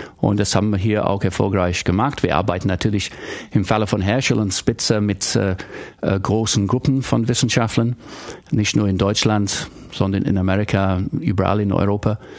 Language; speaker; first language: German; non-native, fluent; English